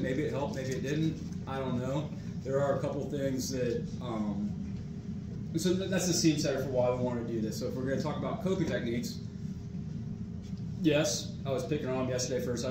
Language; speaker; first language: English; native; English